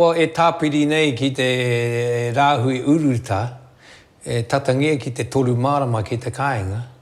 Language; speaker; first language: Māori; non-native, local second language; Cantonese